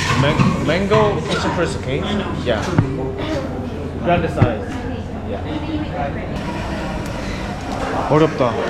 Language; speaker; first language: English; non-native, learner; Korean